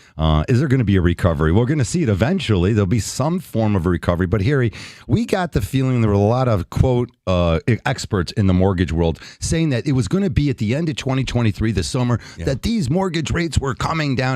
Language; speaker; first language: English; native; English